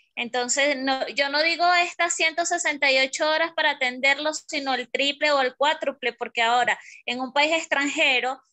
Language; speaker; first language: Spanish; native; Spanish